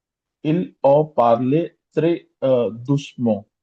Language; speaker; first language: French; non-native, learner; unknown